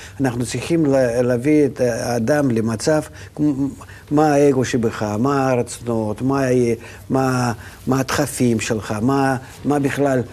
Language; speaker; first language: Hebrew; non-native, fluent; Russian